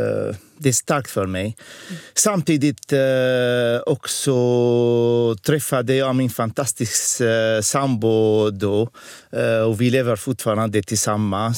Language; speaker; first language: Swedish; non-native, fluent; Arabic